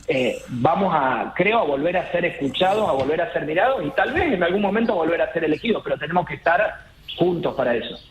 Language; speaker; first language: Spanish; native; Spanish